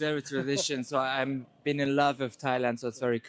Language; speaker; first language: English; non-native, learner; Turkish